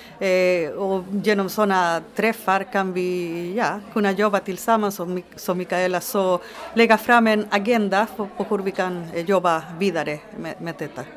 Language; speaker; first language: Swedish; non-native, fluent; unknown